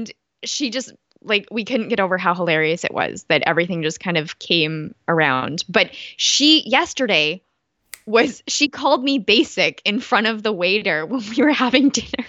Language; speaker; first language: English; native; English